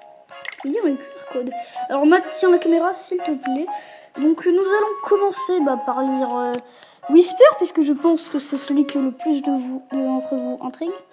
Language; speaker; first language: French; native; French